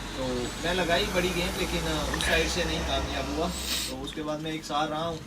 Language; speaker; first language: Urdu; non-native, local second language; Punjabi